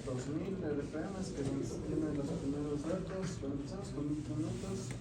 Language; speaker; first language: Spanish; native; Spanish